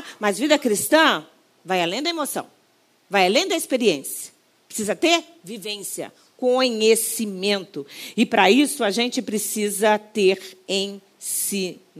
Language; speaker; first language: Portuguese; native; Portuguese